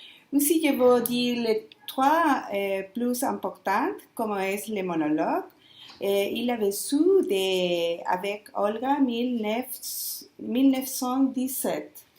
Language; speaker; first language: French; non-native, learner; Spanish